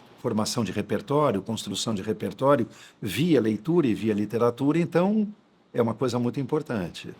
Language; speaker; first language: Portuguese; native; Portuguese